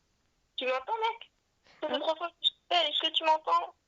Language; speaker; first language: French; native; French